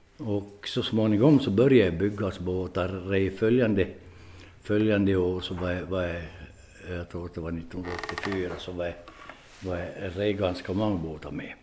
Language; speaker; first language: Swedish; native; Swedish